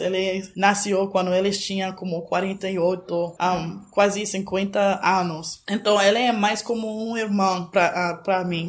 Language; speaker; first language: Portuguese; non-native, fluent; English